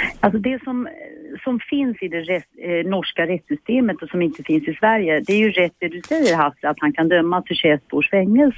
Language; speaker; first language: Swedish; native; Swedish